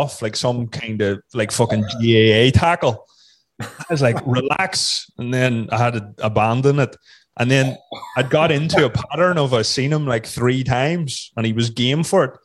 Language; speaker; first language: English; native; English